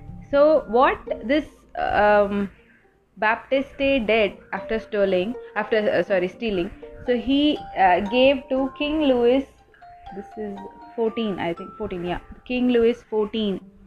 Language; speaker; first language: English; non-native, local second language; Tamil